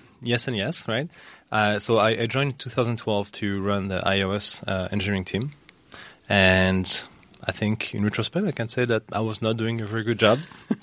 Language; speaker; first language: English; non-native, fluent; French